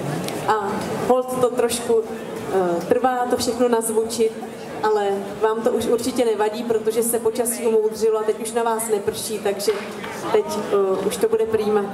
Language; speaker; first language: Czech; native; Czech